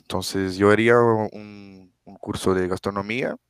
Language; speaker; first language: Spanish; non-native, fluent; Portuguese